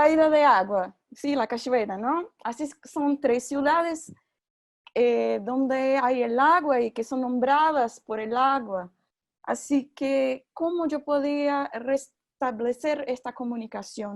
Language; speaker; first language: Spanish; non-native, fluent; Portuguese